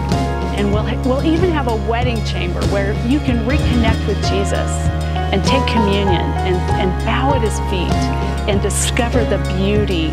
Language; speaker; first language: English; native; English